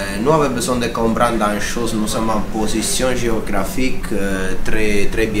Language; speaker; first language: French; non-native, fluent; Italian